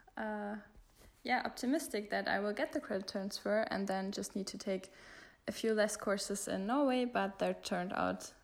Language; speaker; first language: English; non-native, fluent; German